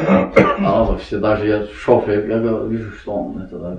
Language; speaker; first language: Russian; non-native, learner; Azerbaijani